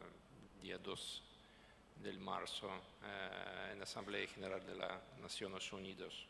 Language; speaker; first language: Spanish; non-native, learner; Ukrainian